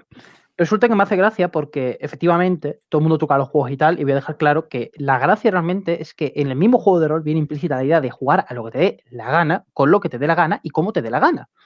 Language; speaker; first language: Spanish; native; Spanish